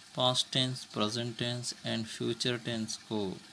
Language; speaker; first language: Hindi; non-native, local second language; Kannada